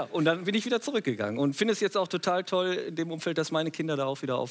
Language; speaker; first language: German; native; German